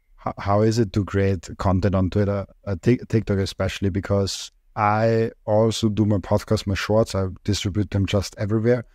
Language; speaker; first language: English; non-native, fluent; German